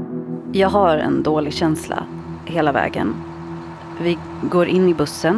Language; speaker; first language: Swedish; early bilingual, other home language; Arabic